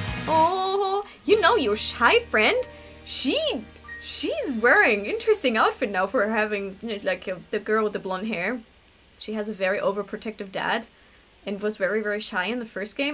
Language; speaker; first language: English; non-native, fluent; German